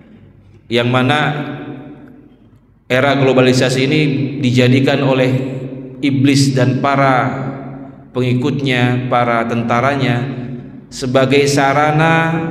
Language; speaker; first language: Indonesian; native; Indonesian